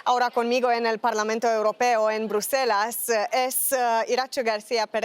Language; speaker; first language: Spanish; non-native, fluent; Romanian